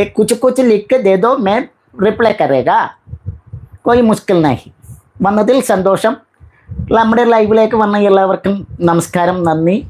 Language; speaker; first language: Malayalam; non-native, learner; Bangla